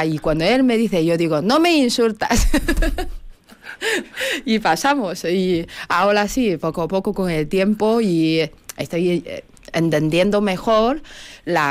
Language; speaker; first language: Spanish; non-native, learner; Chinese